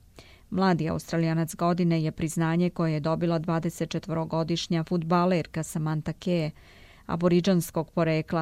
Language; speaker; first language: Serbian; native; Serbian